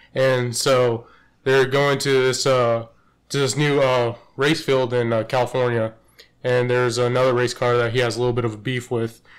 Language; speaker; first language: English; native; English